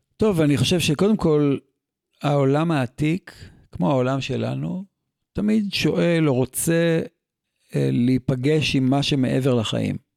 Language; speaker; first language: Hebrew; native; Hebrew